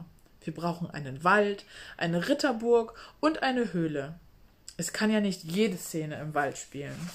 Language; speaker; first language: German; native; German